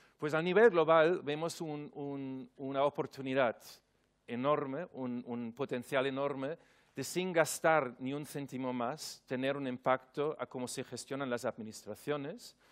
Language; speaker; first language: Spanish; non-native, fluent; German